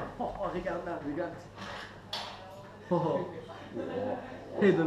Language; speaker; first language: French; non-native, learner; Dutch